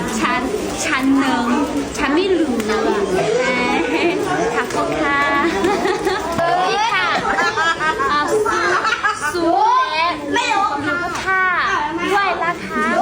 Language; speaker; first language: Thai; native; Thai